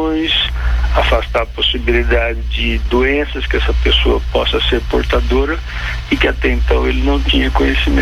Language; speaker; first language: Portuguese; native; Portuguese